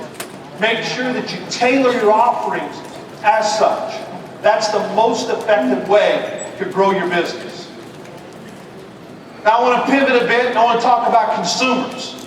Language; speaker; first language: English; native; English